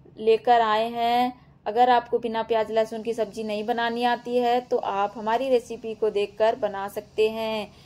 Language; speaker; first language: Hindi; native; Hindi